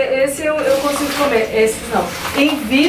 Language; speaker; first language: Portuguese; native; Portuguese